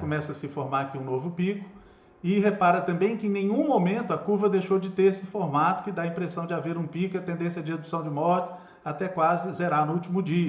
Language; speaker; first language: Portuguese; native; Portuguese